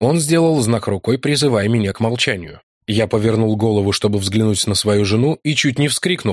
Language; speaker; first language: Russian; native; Russian